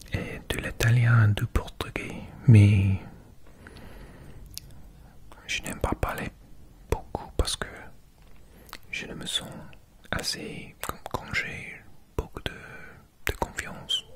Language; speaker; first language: French; non-native, learner; English